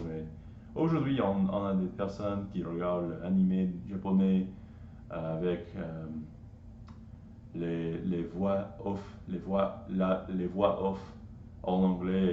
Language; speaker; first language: French; non-native, learner; English